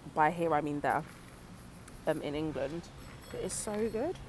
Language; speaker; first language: English; native; English